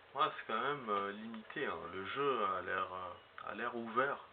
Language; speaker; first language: French; native; French